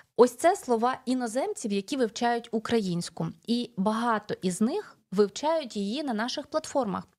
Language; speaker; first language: Ukrainian; native; Ukrainian